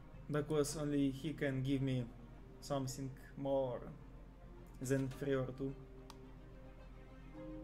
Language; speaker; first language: English; non-native, learner; Russian